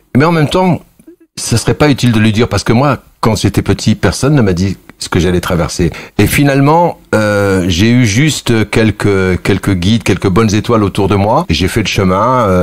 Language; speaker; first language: French; early bilingual, other home language; Kabyle